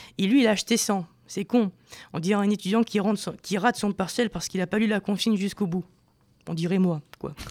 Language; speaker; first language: French; native; French